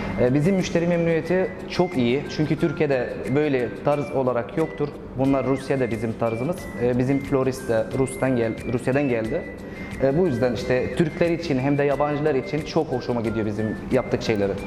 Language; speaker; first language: Turkish; non-native, learner; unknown